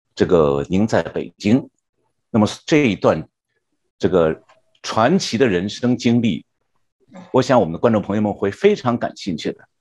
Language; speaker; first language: Chinese; native; Chinese